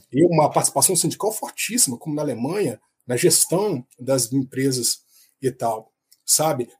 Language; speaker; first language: Portuguese; native; Portuguese